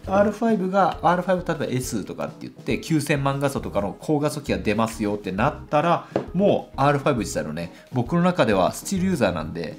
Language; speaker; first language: Japanese; native; Japanese